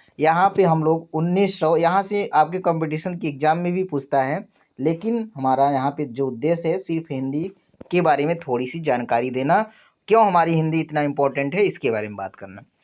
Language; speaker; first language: Hindi; native; Hindi